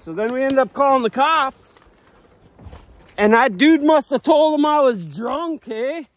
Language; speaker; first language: English; native; English